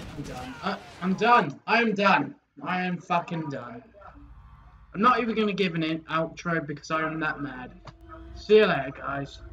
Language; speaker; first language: English; native; English